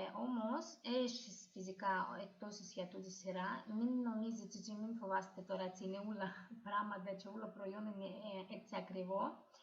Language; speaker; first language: Greek; non-native, learner; Russian